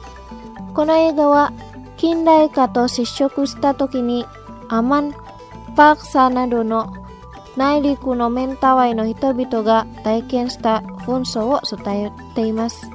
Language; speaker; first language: Japanese; non-native, fluent; Indonesian